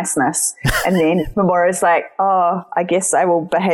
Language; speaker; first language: English; native; English